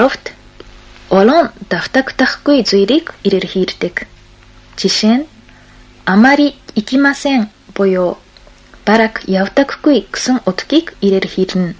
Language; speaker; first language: Mongolian; non-native, fluent; Japanese